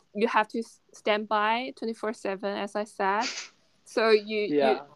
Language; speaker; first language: English; non-native, fluent; Chinese